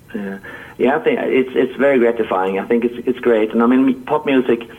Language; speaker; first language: English; non-native, fluent; Swedish